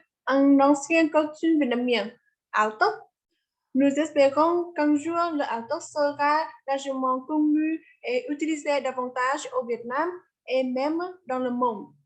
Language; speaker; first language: French; non-native, learner; Vietnamese